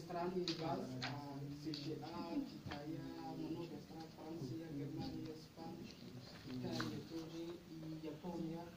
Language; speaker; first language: Russian; non-native, learner; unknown